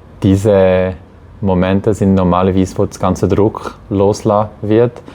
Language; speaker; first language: German; non-native, local second language; French